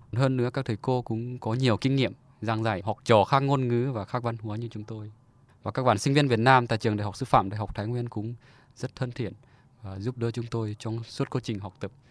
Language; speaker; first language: Vietnamese; non-native, fluent; Lao